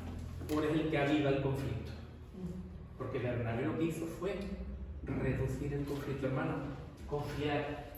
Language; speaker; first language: Spanish; native; Spanish